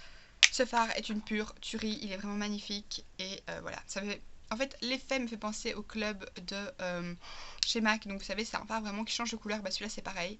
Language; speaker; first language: French; native; French